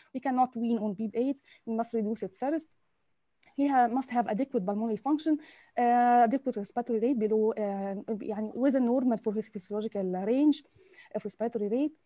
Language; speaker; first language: English; non-native, local second language; Arabic